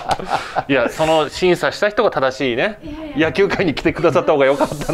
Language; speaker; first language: Japanese; native; Japanese